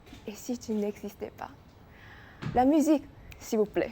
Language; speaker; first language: French; non-native, fluent; Chinese